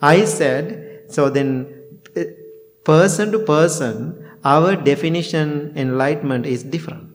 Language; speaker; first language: English; non-native, local second language; Sinhala